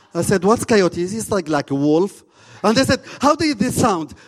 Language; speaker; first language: English; non-native, fluent; Arabic